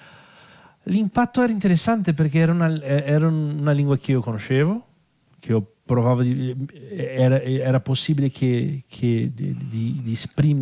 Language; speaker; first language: Italian; non-native, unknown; Portuguese